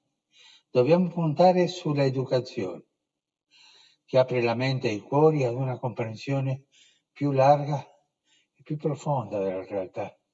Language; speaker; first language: Italian; non-native, fluent; Spanish